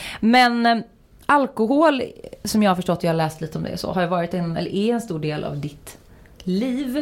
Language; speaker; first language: Swedish; native; Swedish